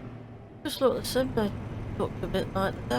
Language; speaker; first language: English; native; English